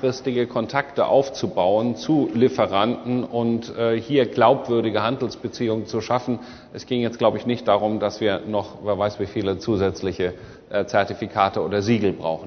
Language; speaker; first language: German; native; German